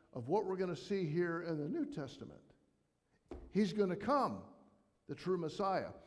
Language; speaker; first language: English; native; English